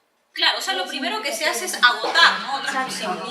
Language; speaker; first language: Spanish; native; Spanish